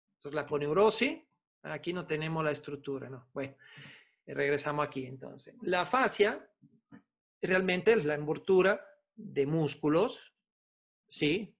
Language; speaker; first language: Spanish; non-native, fluent; Italian